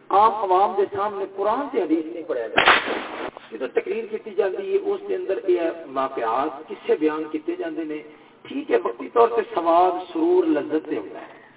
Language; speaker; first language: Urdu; non-native, local second language; Punjabi